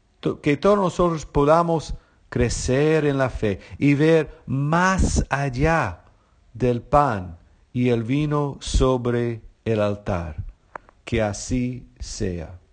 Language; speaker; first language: Spanish; non-native, fluent; English